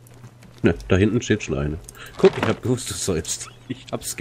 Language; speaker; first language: German; native; German